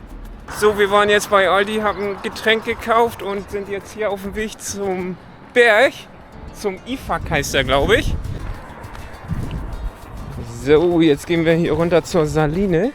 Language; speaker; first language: German; native; German